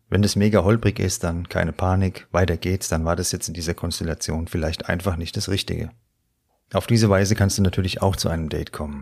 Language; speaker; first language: German; native; German